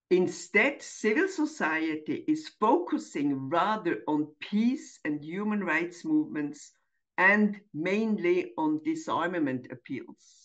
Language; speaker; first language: English; non-native, fluent; German